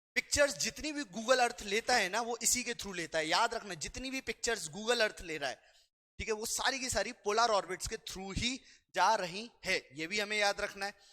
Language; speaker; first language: Hindi; native; Hindi